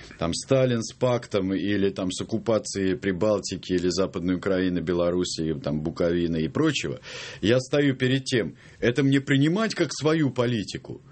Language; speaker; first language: Russian; native; Russian